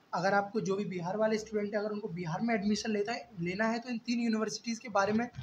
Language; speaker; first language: Hindi; native; Hindi